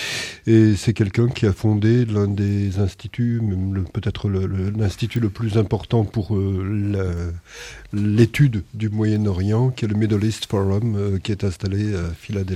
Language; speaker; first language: French; native; French